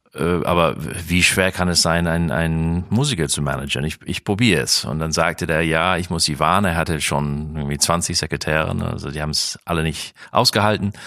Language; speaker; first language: German; non-native, fluent; English